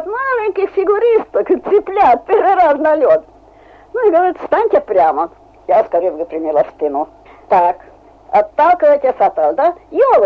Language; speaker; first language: Russian; non-native, fluent; Hungarian